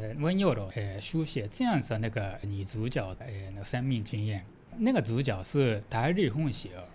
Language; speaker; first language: Chinese; non-native, fluent; Japanese